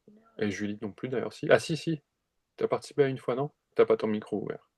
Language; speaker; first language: French; native; French